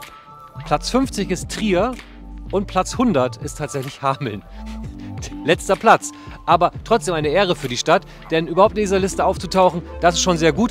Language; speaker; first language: German; native; German